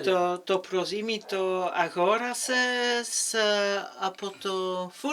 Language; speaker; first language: Greek; non-native, learner; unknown